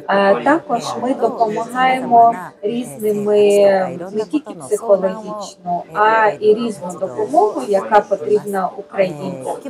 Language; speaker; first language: Ukrainian; non-native, fluent; Japanese